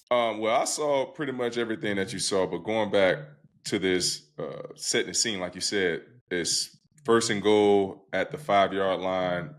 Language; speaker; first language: English; native; English